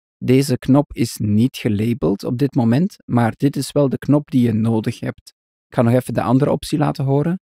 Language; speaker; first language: Dutch; native; Dutch